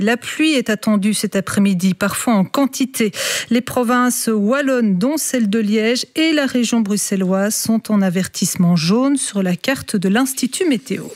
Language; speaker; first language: French; native; French